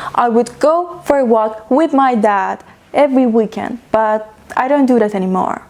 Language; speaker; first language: English; non-native, fluent; Persian